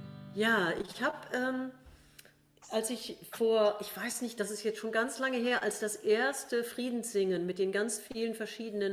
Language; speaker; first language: German; native; German